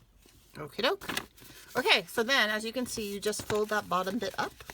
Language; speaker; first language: English; native; English